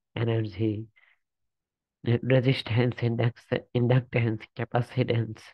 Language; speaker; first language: English; non-native, local second language; Bangla